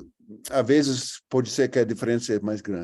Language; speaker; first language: Portuguese; non-native, fluent; English